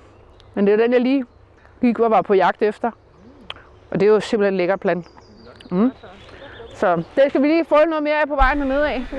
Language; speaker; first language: Danish; native; Danish